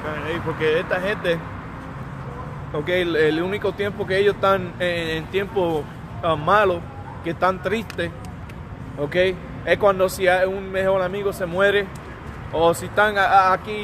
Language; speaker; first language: Spanish; early bilingual, heritage; Spanish